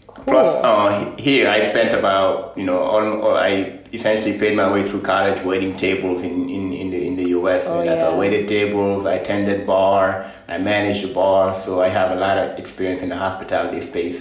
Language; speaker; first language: English; non-native, fluent; Fula